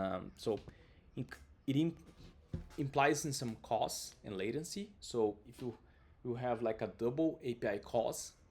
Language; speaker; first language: English; non-native, fluent; Portuguese